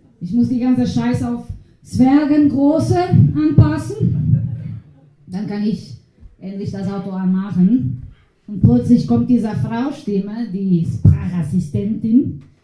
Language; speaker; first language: German; non-native, learner; Portuguese